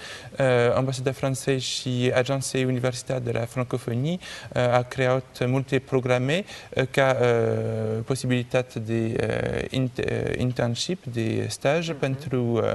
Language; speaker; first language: Romanian; non-native, learner; French